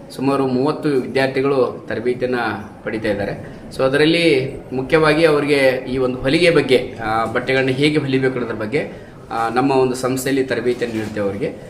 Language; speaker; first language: Kannada; native; Kannada